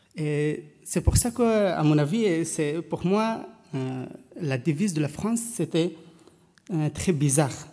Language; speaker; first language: French; non-native, learner; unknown